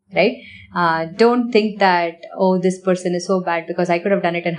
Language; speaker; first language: English; non-native, local second language; Tamil